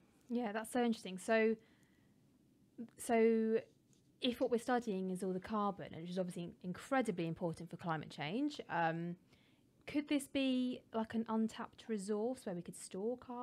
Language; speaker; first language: English; native; English